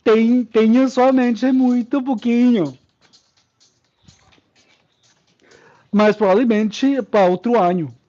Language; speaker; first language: Portuguese; non-native, learner; English